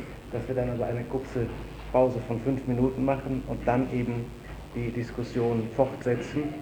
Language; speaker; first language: German; native; German